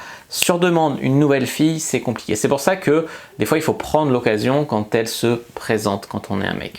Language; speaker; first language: French; native; French